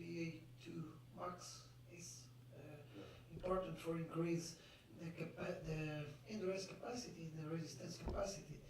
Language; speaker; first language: English; non-native, fluent; Portuguese